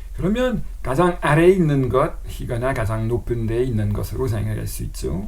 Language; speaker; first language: Korean; non-native, fluent; French